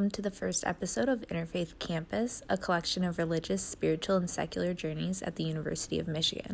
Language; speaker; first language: English; native; English